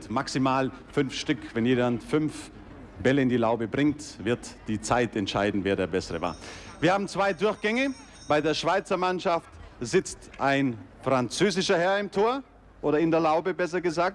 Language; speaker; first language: German; native; German